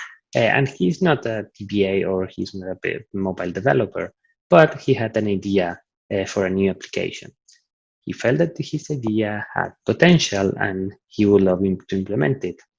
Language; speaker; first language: English; non-native, fluent; Italian